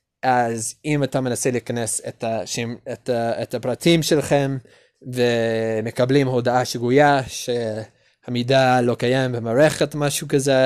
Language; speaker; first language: Hebrew; non-native, learner; English